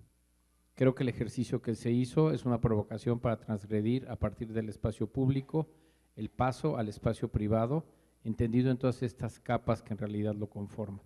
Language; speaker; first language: Spanish; native; Spanish